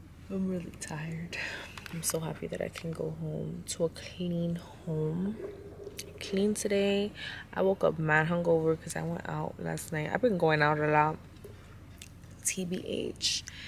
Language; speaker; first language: English; early bilingual, other home language; Spanish